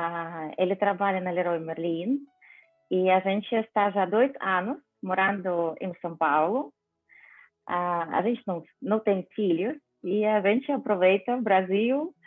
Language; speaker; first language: Portuguese; non-native, fluent; Ukrainian